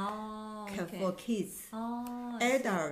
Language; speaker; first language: English; non-native, learner; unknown